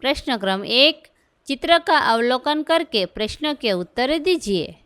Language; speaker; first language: Hindi; non-native, local second language; Gujarati